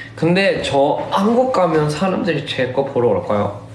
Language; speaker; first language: Korean; early bilingual, heritage; Korean